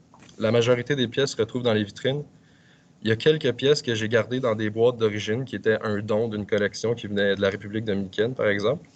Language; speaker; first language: French; native; French